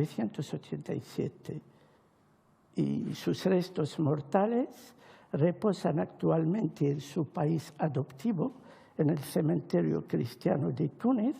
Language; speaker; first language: Spanish; non-native, fluent; Arabic